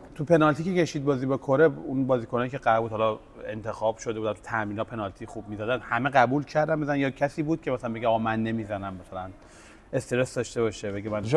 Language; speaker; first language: Persian; native; Persian